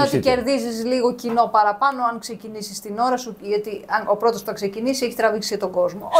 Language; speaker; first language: Greek; native; Greek